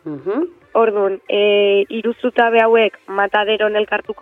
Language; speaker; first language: Basque; native; Basque